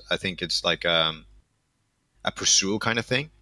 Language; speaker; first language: English; non-native, fluent; Danish